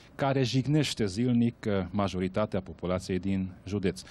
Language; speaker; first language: Romanian; non-native, local second language; Hungarian